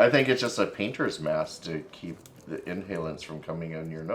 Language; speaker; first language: English; native; English